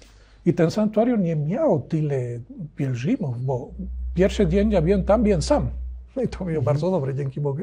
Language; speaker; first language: Polish; non-native, learner; Spanish